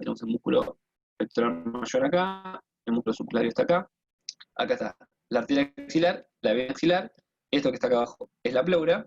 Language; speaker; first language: Spanish; native; Spanish